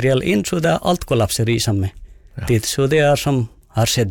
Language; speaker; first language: Norwegian; non-native, fluent; Nepali